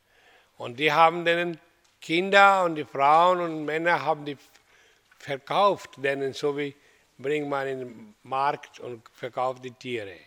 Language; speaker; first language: German; non-native, learner; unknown